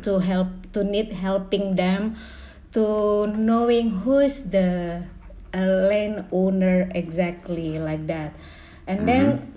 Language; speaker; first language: English; non-native, learner; Indonesian